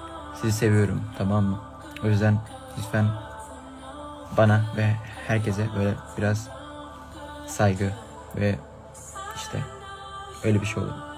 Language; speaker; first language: Turkish; early bilingual, heritage; Thai